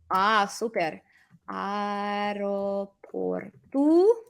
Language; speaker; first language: Russian; non-native, fluent; English